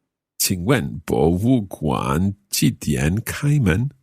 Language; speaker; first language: Chinese; non-native, learner; English